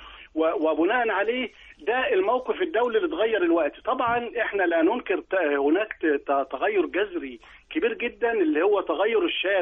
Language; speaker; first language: Arabic; native; Arabic